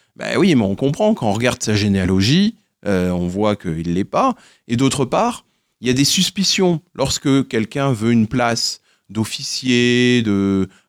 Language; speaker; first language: French; native; French